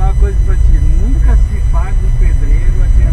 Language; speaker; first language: Portuguese; native; Portuguese